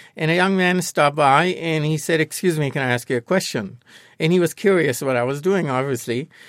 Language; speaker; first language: English; non-native, fluent; Persian